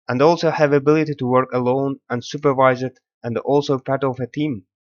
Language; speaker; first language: English; non-native, learner; Kazakh